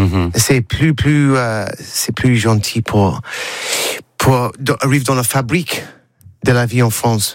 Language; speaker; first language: French; non-native, learner; English